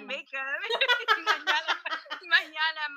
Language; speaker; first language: Spanish; early bilingual, heritage; Spanish